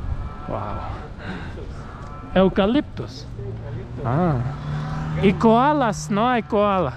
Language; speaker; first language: Spanish; non-native, learner; Croatian